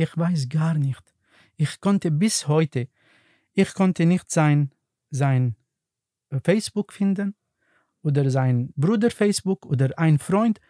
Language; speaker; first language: German; non-native, learner; Arabic